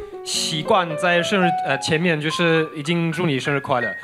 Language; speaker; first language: Chinese; non-native, fluent; German